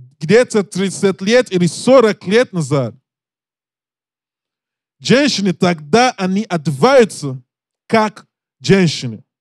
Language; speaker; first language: Russian; non-native, learner; English